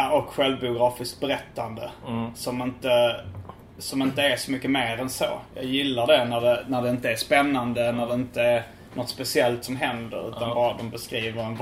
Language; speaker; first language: Swedish; native; Swedish